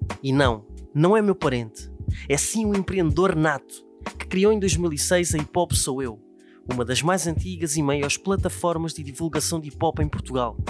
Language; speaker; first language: Portuguese; native; Portuguese